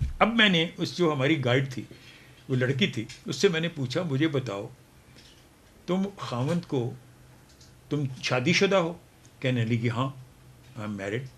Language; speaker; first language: Urdu; non-native, local second language; Punjabi